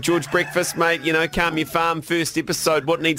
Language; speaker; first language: English; native; English